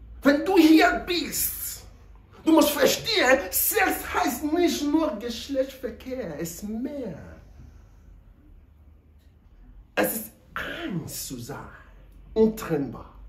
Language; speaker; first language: German; non-native, learner; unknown